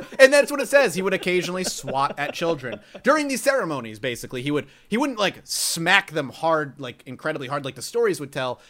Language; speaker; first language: English; native; English